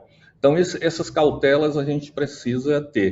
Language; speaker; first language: Portuguese; native; Portuguese